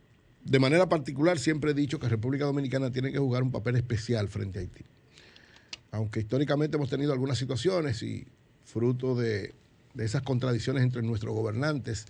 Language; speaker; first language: Spanish; native; Spanish